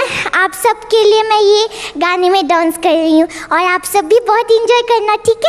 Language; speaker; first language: Hindi; non-native, local second language; Bangla